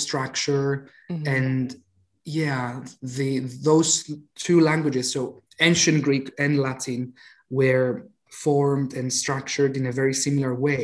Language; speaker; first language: English; non-native, fluent; Greek